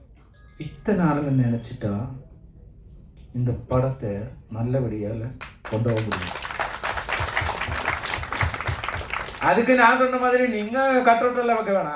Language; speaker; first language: Tamil; non-native, learner; Malayalam